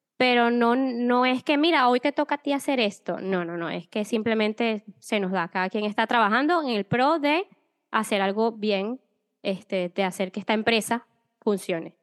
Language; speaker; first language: Spanish; native; Spanish